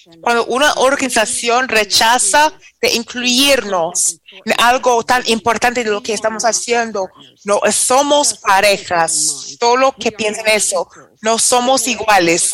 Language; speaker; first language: Spanish; non-native, fluent; English